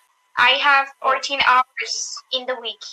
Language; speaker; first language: English; non-native, learner; Turkish